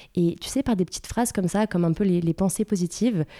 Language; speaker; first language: French; native; French